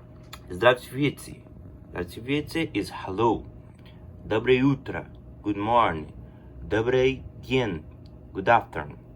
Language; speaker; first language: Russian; non-native, learner; Portuguese